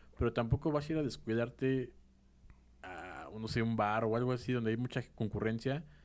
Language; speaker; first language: Spanish; native; Spanish